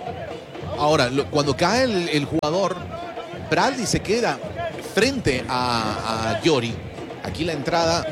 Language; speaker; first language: Spanish; native; Spanish